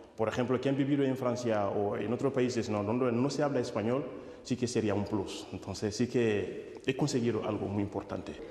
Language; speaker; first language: Spanish; non-native, fluent; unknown